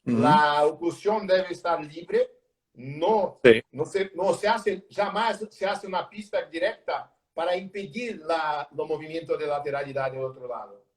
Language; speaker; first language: Spanish; non-native, learner; Portuguese